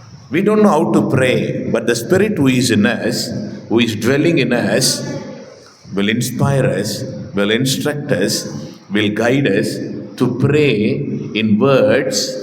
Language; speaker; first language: English; non-native, local second language; Tamil